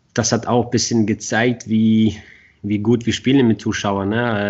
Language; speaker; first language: German; non-native, fluent; Swedish